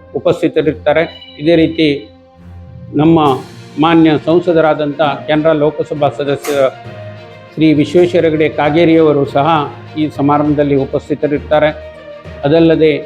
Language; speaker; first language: Kannada; non-native, local second language; Konkani